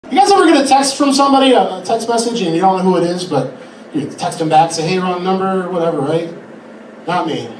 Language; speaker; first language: English; native; English